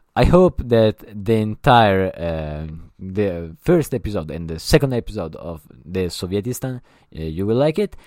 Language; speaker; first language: English; non-native, learner; Italian